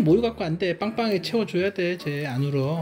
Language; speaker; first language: Korean; native; Korean